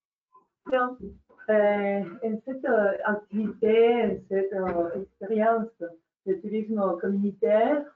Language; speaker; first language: French; non-native, learner; Spanish